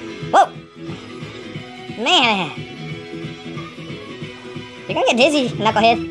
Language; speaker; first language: English; native; English